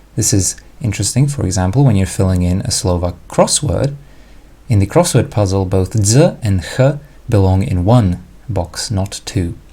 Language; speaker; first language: English; non-native, fluent; Slovak